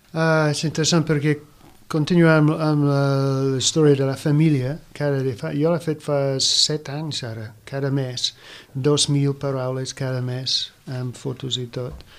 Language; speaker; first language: Catalan; non-native, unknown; English